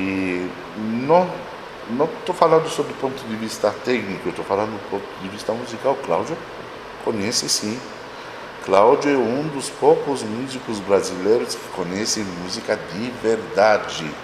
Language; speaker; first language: Portuguese; non-native, fluent; Romanian